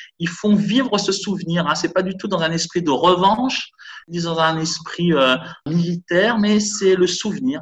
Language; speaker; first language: French; native; French